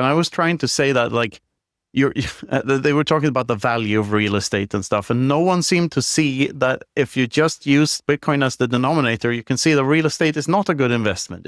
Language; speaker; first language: English; non-native, fluent; Swedish